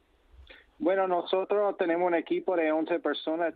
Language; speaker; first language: Spanish; non-native, fluent; English